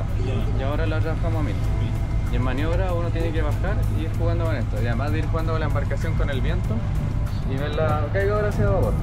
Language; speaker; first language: Spanish; native; Spanish